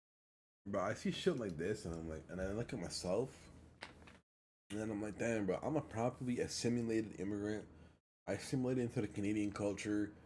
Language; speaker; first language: English; early bilingual, other home language; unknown